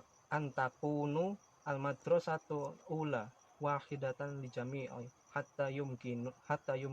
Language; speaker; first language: Arabic; non-native, learner; Indonesian